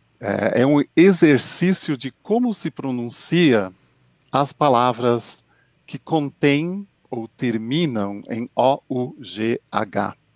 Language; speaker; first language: Portuguese; non-native, fluent; English